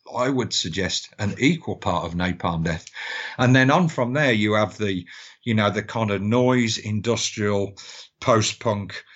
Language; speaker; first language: English; native; English